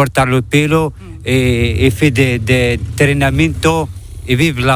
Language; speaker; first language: Spanish; non-native, learner; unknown